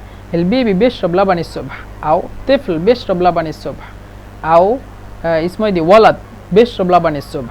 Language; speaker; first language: Egyptian Arabic; non-native, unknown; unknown